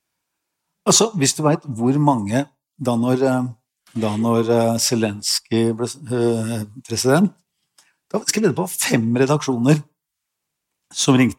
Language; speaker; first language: Norwegian; native; Norwegian